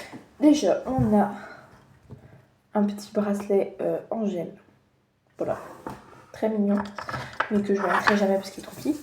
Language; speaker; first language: French; native; French